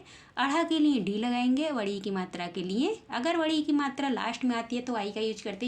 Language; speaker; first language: Hindi; native; Hindi